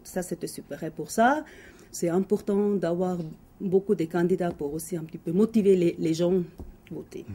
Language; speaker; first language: French; non-native, local second language; German